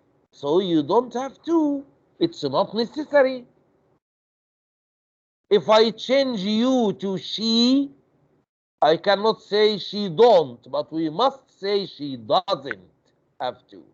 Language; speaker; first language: English; non-native, fluent; Arabic